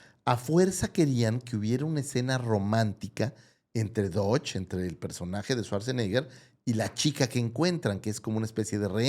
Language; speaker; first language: Spanish; native; Spanish